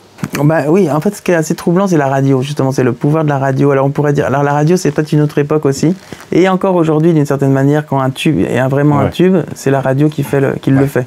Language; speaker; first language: French; native; French